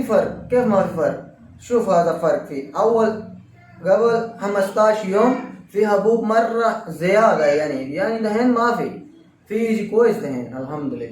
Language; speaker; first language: Arabic; non-native, learner; Urdu